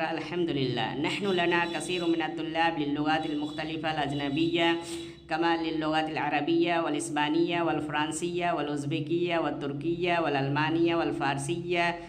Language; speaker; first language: Arabic; non-native, fluent; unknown